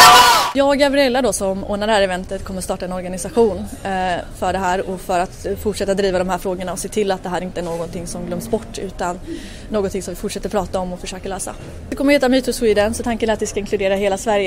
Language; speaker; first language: Swedish; native; Swedish